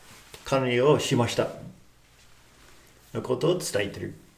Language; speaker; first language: Japanese; non-native, fluent; English